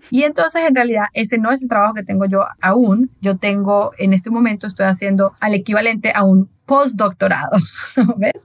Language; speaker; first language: Spanish; native; Spanish